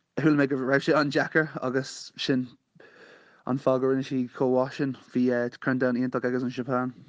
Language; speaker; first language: Irish; non-native, local second language; English